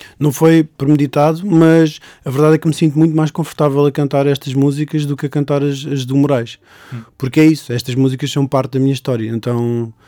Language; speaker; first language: Portuguese; native; Portuguese